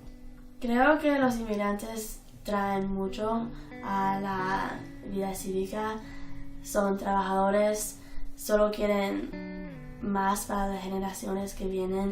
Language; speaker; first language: Spanish; early bilingual, heritage; Spanish